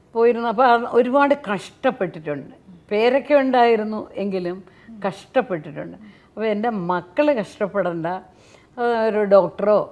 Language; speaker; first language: Malayalam; native; Malayalam